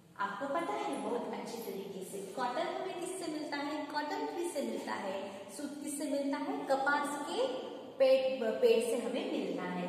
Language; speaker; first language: Hindi; non-native, local second language; Marathi